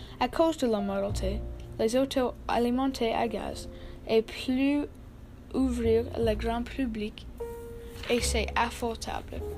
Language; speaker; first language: French; non-native, learner; English